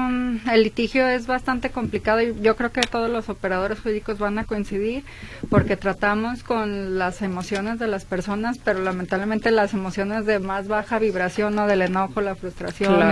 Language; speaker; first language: Spanish; native; Spanish